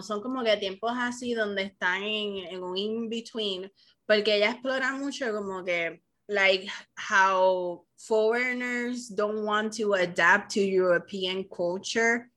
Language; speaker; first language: Spanish; early bilingual, heritage; Spanish